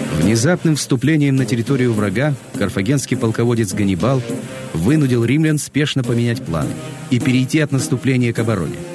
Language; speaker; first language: Russian; native; Russian